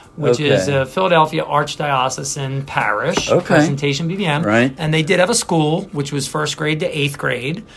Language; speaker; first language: English; native; English